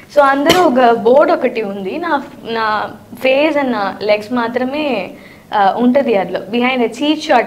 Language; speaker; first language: Telugu; non-native, learner; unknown